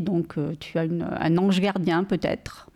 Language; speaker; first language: French; early bilingual, other home language; Portuguese